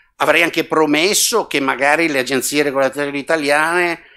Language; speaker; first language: Italian; non-native, local second language; Venetian